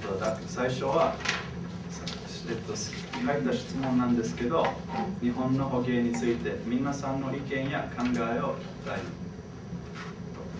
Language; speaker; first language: Japanese; non-native, fluent; English